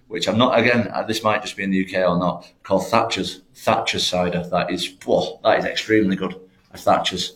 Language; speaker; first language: English; native; English